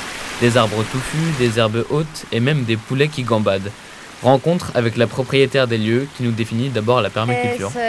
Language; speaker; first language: French; native; French